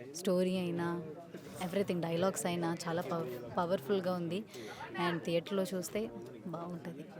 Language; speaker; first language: Telugu; non-native, learner; Malayalam